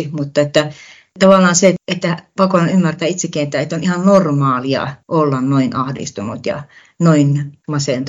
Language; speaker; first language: Finnish; native; Finnish